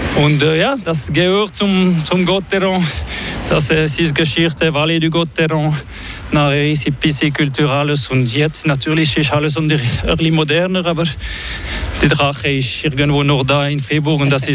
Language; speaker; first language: German; non-native, learner; French